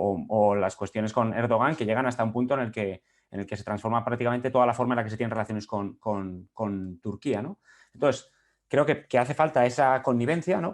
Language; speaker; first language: Spanish; native; Spanish